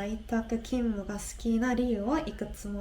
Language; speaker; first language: Japanese; non-native, fluent; Korean